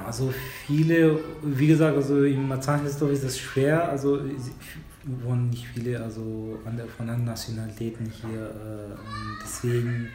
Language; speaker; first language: German; non-native, fluent; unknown